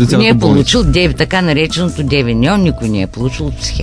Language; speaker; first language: Bulgarian; native; Bulgarian